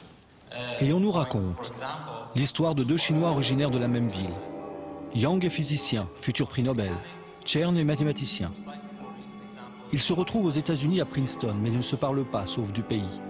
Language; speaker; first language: French; native; French